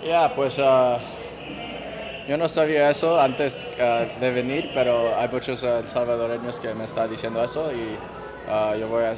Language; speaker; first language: Spanish; early bilingual, heritage; English